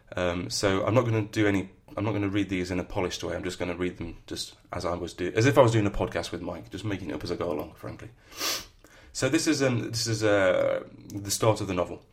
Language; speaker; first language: English; native; English